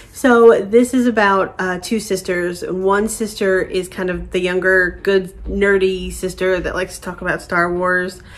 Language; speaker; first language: English; native; English